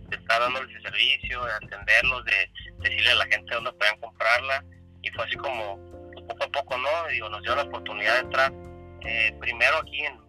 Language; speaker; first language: Spanish; native; Spanish